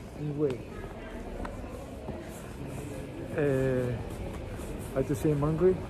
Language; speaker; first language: English; non-native, fluent; Italian